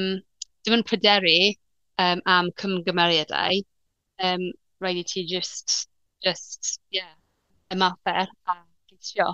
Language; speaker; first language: Welsh; non-native, learner; English